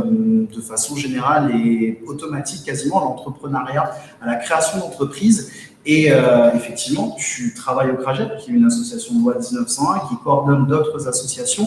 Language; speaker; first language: French; native; French